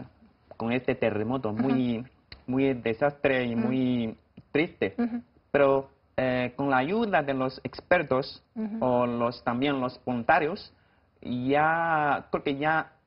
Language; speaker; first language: Spanish; non-native, fluent; Chinese